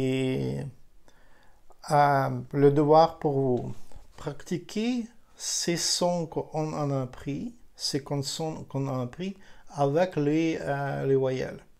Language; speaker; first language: French; non-native, fluent; Ukrainian